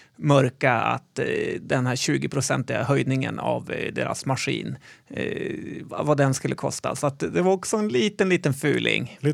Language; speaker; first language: Swedish; native; Swedish